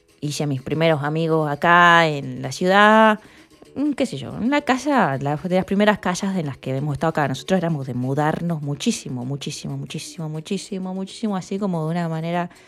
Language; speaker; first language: Spanish; native; Spanish